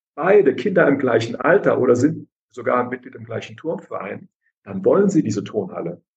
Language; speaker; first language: German; native; German